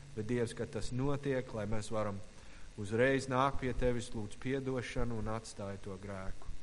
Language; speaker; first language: Latvian; non-native, fluent; English